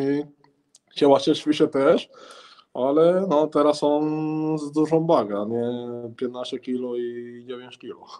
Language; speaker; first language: Polish; non-native, learner; Spanish